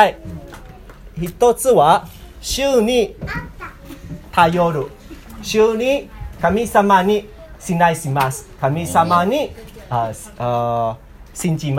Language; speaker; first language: Japanese; non-native, learner; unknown